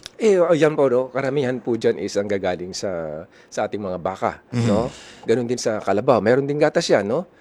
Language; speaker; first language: Filipino; non-native, local second language; Iloko